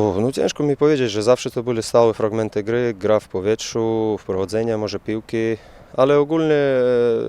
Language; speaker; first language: Polish; non-native, fluent; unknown